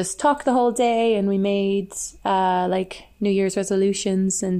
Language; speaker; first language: English; native; English